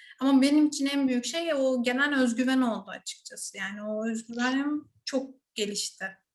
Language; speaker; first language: Turkish; native; Turkish